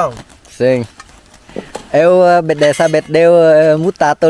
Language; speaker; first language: Portuguese; non-native, learner; Vietnamese